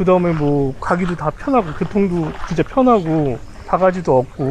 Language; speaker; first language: Korean; native; Korean